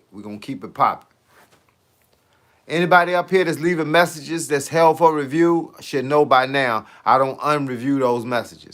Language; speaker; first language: English; native; English